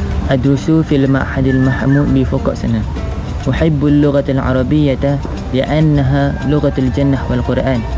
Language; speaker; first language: Arabic; non-native, learner; Malay